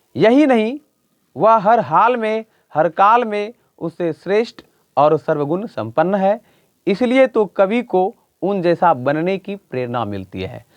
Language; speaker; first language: Hindi; native; Hindi